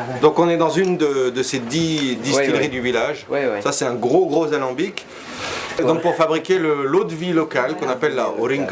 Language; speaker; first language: French; native; French